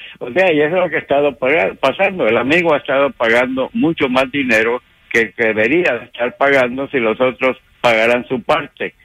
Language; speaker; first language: Spanish; native; Spanish